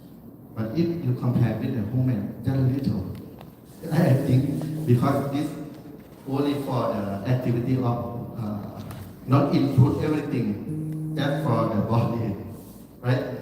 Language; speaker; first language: English; non-native, learner; Thai